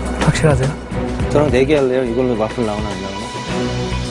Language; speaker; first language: Korean; native; Korean